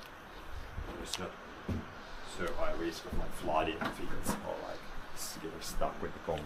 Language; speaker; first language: English; non-native, fluent; Swedish